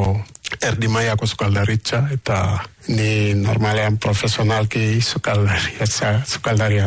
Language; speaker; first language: Basque; non-native, learner; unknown